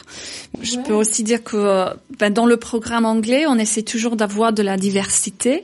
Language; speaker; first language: French; non-native, fluent; English